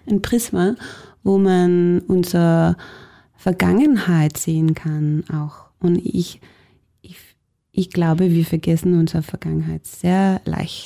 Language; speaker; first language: German; non-native, fluent; Danish